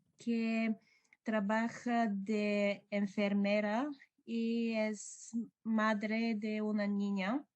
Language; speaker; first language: Spanish; non-native, learner; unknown